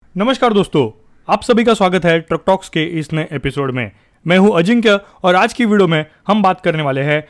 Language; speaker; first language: Hindi; non-native, local second language; Marathi